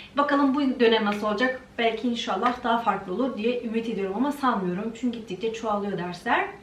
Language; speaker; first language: Turkish; early bilingual, heritage; Turkish